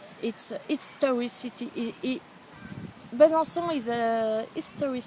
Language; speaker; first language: English; non-native, learner; French